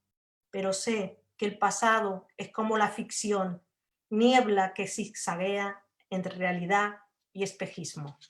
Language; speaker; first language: Spanish; native; Spanish